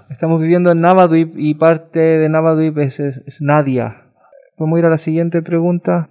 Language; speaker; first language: Spanish; native; Spanish